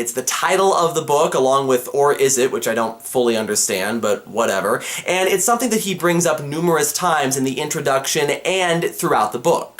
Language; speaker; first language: English; native; English